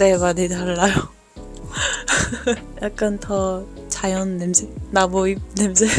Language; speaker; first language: Korean; non-native, learner; Dutch